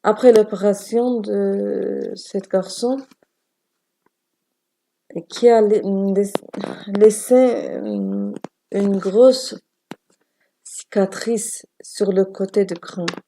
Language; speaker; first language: French; non-native, learner; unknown